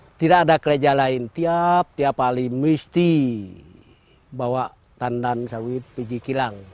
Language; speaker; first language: Malay; non-native, local second language; Iban